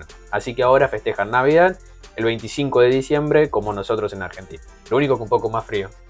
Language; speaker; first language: Spanish; native; Spanish